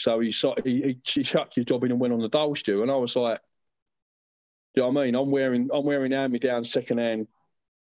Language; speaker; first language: English; native; English